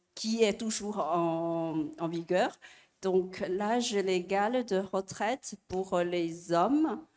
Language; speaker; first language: French; non-native, fluent; Chinese